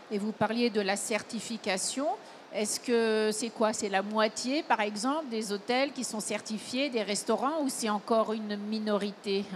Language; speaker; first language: French; native; French